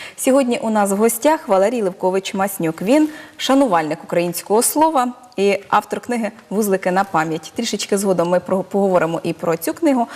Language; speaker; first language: Ukrainian; native; Ukrainian